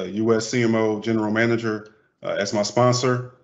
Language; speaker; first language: English; native; English